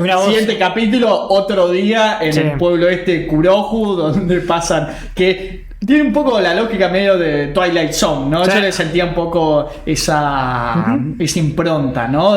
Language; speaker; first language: Spanish; native; Spanish